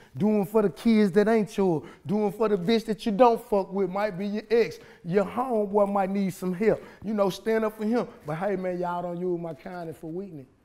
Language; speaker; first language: English; native; English